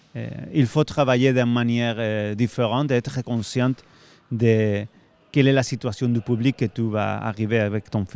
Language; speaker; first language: French; non-native, fluent; Spanish